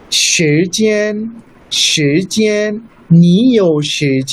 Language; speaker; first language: Chinese; non-native, fluent; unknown